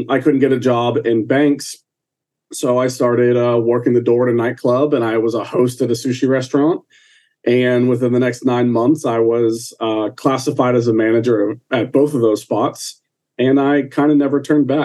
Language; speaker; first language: English; native; English